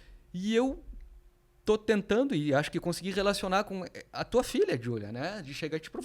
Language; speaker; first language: Portuguese; native; Portuguese